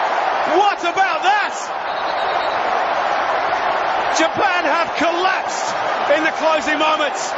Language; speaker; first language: English; native; English